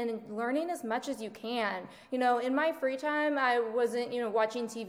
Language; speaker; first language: English; native; English